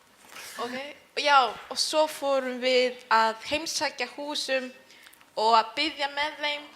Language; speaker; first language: Icelandic; early bilingual, other home language; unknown